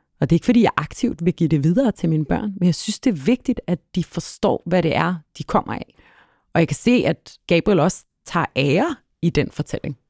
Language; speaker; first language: Danish; early bilingual, other home language; Arabic